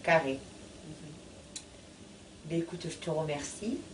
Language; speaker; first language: French; native; French